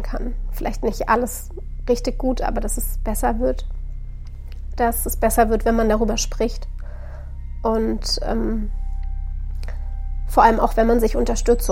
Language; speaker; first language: German; native; German